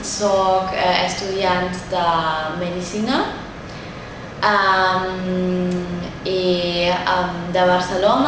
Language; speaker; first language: Catalan; non-native, learner; German